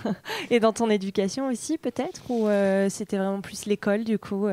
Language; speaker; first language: French; native; French